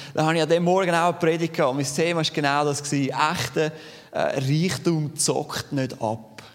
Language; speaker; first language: German; native; German